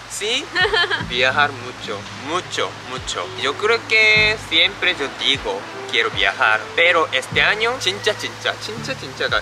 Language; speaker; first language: Spanish; non-native, learner; Japanese